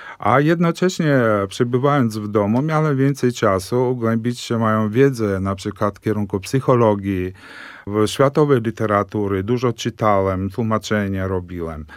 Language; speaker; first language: Polish; early bilingual, heritage; Polish